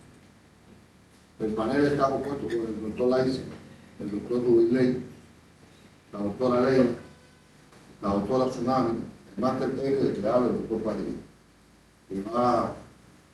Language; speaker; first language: Spanish; native; Spanish